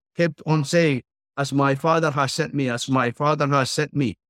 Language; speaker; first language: English; non-native, fluent; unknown